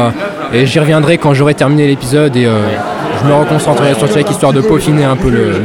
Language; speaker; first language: French; native; French